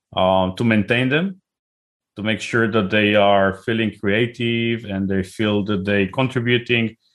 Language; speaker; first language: English; non-native, fluent; Hebrew